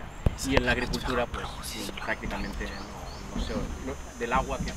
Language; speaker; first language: Spanish; native; Spanish